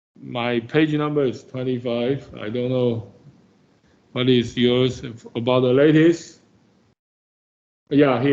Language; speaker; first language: English; non-native, fluent; Chinese